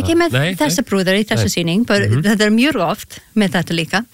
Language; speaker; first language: Icelandic; non-native, learner; English